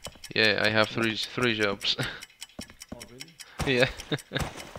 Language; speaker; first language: English; non-native, learner; Spanish